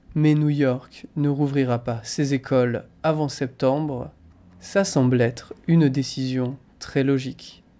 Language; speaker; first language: French; native; French